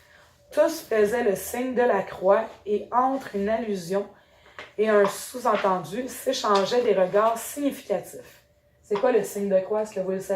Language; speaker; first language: French; native; French